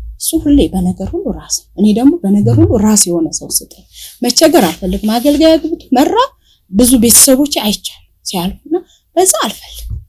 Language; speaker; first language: Amharic; native; Amharic